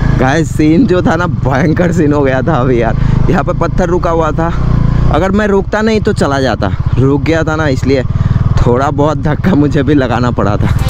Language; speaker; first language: Hindi; non-native, local second language; Bangla